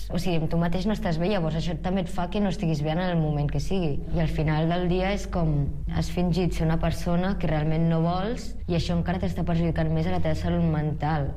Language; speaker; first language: Catalan; early bilingual, other home language; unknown